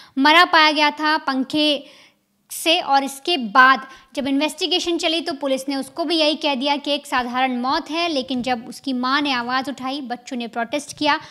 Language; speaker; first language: Hindi; native; Hindi